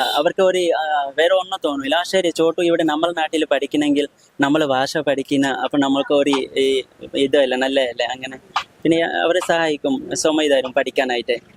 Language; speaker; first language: Malayalam; non-native, local second language; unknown